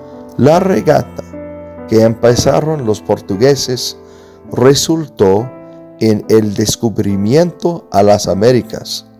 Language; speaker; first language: Spanish; non-native, fluent; English